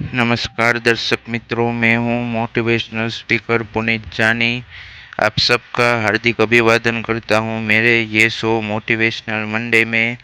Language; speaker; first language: Hindi; non-native, local second language; Gujarati